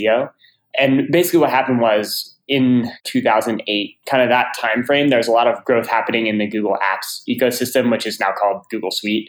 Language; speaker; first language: English; native; English